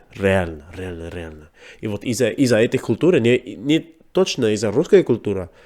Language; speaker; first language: Russian; non-native, learner; English